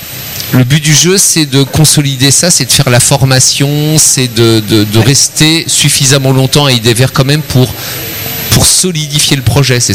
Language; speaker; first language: French; native; French